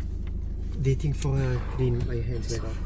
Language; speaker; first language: English; non-native, learner; Italian